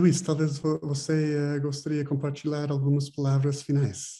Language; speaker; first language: Portuguese; non-native, fluent; English